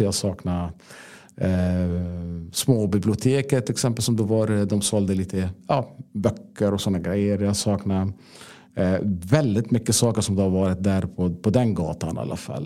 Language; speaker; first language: Swedish; non-native, fluent; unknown